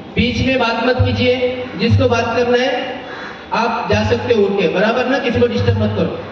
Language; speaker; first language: Hindi; non-native, local second language; Marathi